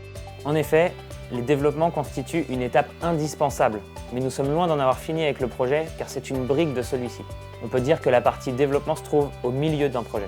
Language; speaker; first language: French; native; French